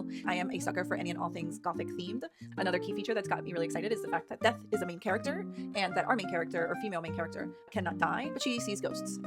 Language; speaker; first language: English; native; English